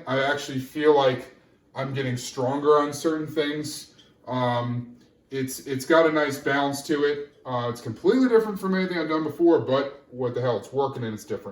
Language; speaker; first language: English; native; English